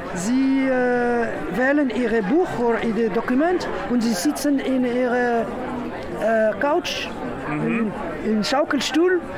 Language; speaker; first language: German; non-native, learner; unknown